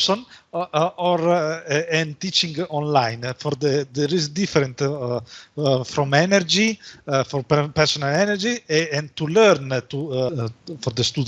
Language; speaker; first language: English; non-native, learner; Italian